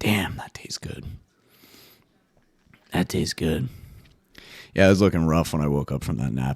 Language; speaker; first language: English; native; English